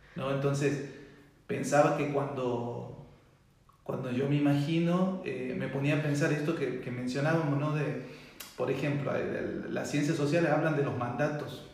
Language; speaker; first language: Spanish; native; Spanish